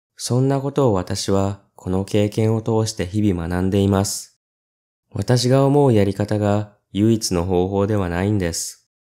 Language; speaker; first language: Japanese; native; Japanese